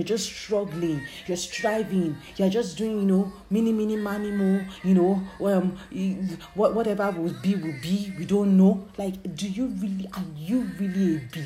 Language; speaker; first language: English; non-native, local second language; Yoruba